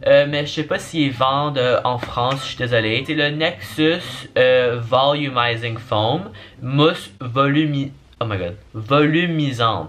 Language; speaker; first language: French; native; French